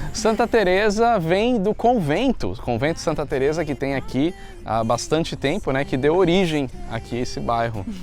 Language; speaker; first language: Portuguese; native; Portuguese